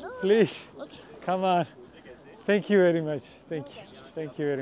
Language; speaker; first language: English; non-native, learner; Georgian